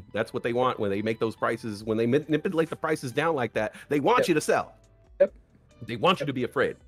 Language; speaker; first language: English; native; English